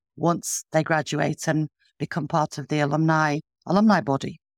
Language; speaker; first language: English; native; English